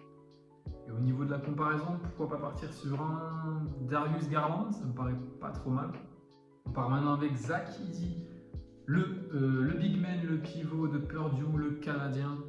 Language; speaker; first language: French; native; French